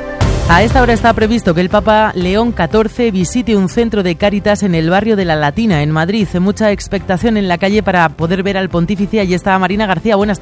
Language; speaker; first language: Spanish; native; Spanish